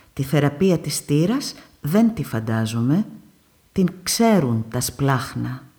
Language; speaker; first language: Greek; native; Greek